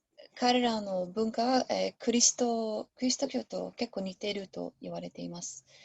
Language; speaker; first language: Japanese; non-native, learner; English